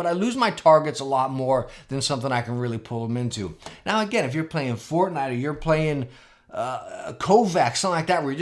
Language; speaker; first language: English; native; English